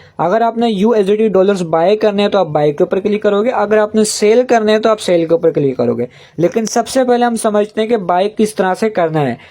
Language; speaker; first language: Urdu; non-native, local second language; Punjabi